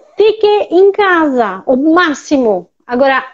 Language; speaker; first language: Portuguese; non-native, fluent; French